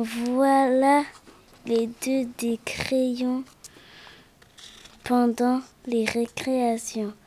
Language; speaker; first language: French; native; French